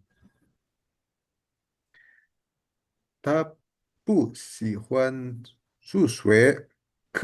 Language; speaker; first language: Chinese; non-native, learner; Indonesian